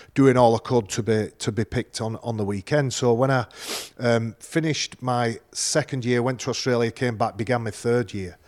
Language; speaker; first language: English; native; English